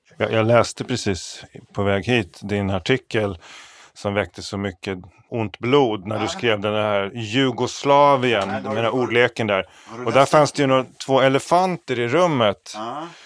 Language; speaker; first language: Swedish; native; Swedish